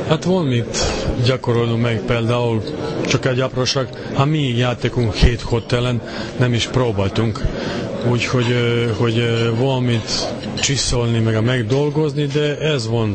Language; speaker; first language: Hungarian; non-native, learner; Serbian